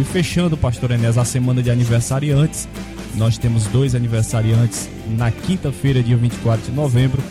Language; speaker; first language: Portuguese; native; Portuguese